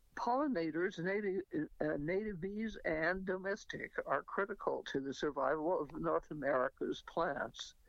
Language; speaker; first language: English; native; English